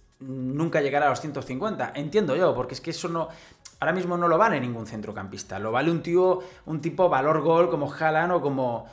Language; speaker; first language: Spanish; native; Spanish